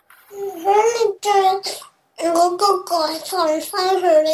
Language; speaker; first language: Cantonese; early bilingual, heritage; Cantonese